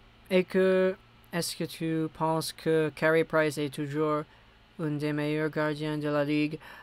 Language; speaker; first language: French; non-native, learner; English